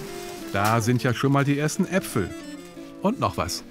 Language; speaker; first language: German; native; German